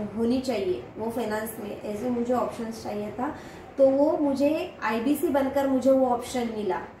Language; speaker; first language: Hindi; non-native, local second language; Marathi